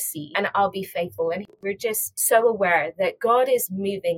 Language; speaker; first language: English; native; English